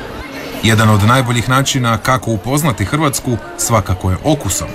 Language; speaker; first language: Serbian; native; Serbian